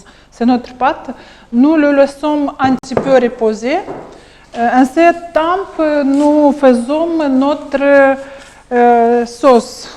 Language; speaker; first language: French; non-native, learner; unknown